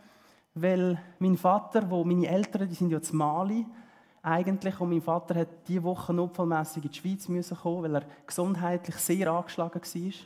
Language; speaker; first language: German; early bilingual, heritage; German